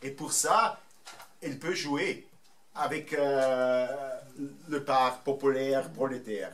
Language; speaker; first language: French; non-native, fluent; German